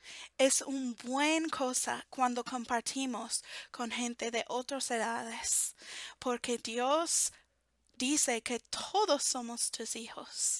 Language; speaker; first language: Spanish; non-native, fluent; English